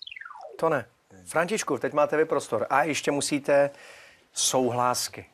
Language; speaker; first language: Czech; native; Czech